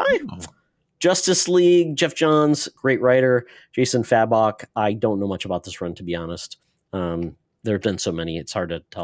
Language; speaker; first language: English; native; English